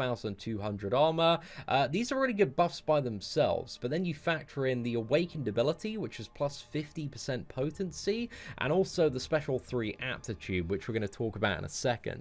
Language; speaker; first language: English; native; English